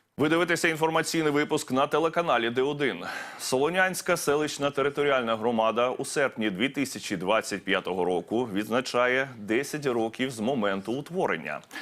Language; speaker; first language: Ukrainian; native; Ukrainian